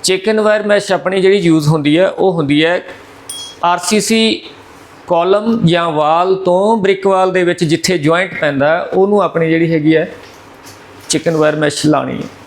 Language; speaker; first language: Hindi; non-native, local second language; Punjabi